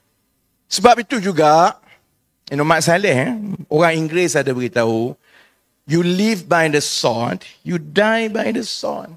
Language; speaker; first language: Malay; native; Malay